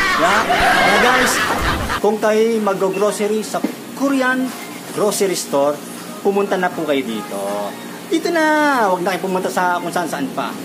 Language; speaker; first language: Filipino; native; Filipino